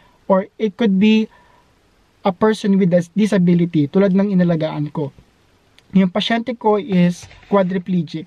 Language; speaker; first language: English; non-native, local second language; Filipino